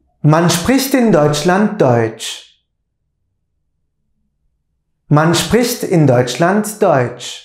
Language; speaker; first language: German; non-native, fluent; Turkish